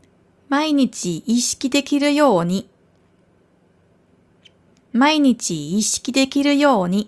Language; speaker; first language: Japanese; non-native, fluent; German